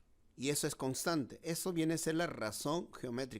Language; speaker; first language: Spanish; native; Spanish